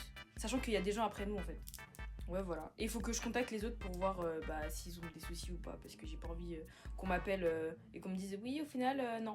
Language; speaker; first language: French; native; French